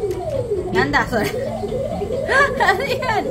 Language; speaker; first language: Japanese; non-native, learner; Filipino